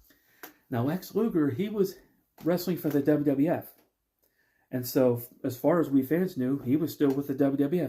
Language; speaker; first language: English; native; English